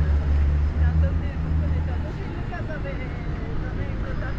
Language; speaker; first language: French; non-native, learner; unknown